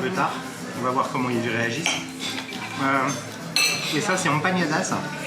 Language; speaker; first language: French; native; French